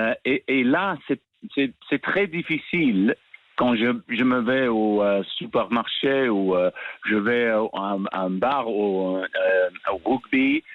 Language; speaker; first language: French; non-native, fluent; English